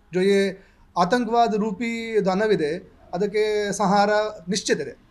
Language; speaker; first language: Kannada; non-native, local second language; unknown